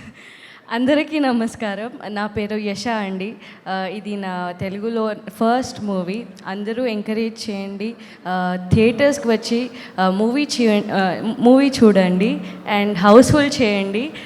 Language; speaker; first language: Telugu; non-native, learner; Kannada